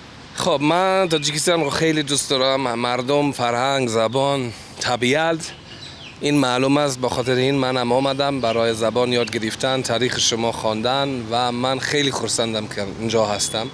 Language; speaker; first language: Tajik; non-native, learner; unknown